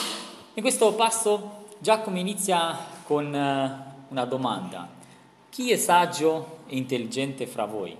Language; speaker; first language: Italian; non-native, fluent; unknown